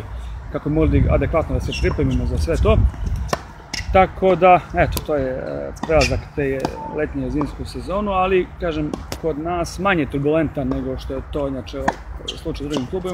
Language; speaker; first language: Serbian; native; Serbian